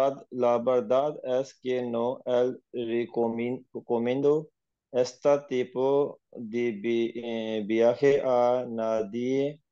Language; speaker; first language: Spanish; non-native, learner; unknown